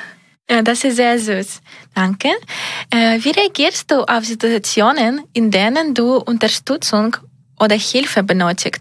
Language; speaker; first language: German; non-native, learner; Ukrainian